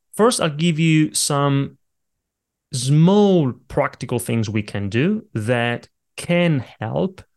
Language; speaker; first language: English; non-native, fluent; Italian